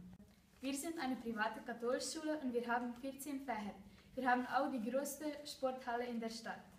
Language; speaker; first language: German; non-native, learner; Slovenian